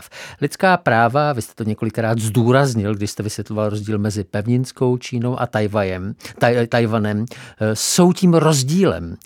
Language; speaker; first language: Czech; native; Czech